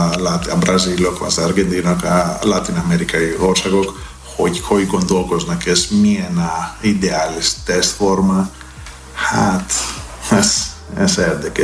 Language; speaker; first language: Hungarian; non-native, fluent; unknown